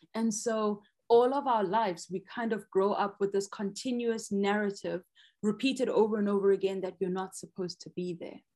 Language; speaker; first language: English; non-native, local second language; Zulu